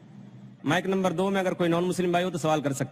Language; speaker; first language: Hindi; native; Hindi